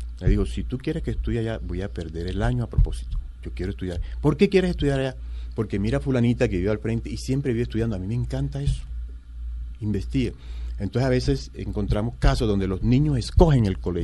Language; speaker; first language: Spanish; native; Spanish